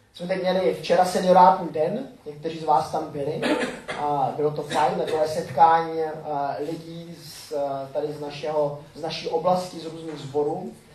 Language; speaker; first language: Czech; native; Czech